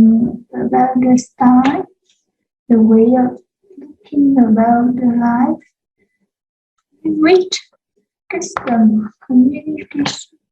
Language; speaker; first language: English; non-native, learner; Vietnamese